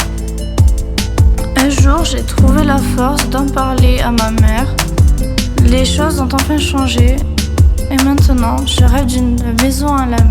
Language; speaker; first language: French; native; French